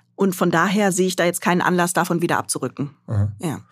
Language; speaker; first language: German; early bilingual, other home language; Arabic